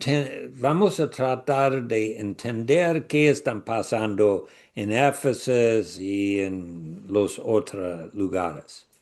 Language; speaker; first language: Spanish; non-native, learner; English